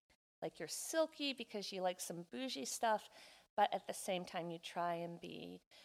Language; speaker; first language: English; native; English